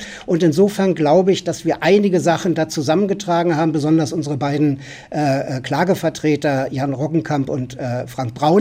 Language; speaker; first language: German; native; German